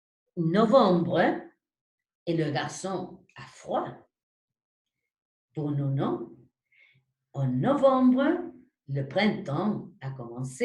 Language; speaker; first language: French; non-native, fluent; Spanish